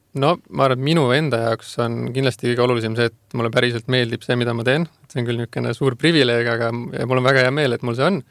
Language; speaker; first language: Estonian; native; Estonian